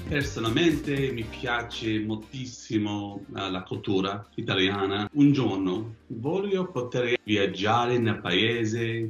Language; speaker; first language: Italian; non-native, fluent; English